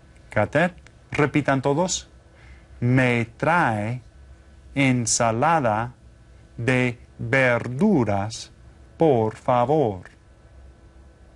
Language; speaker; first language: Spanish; non-native, fluent; English